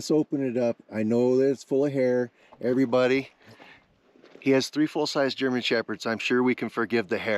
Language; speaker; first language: English; native; English